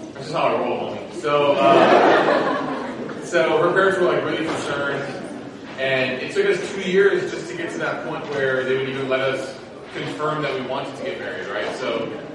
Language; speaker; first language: English; native; English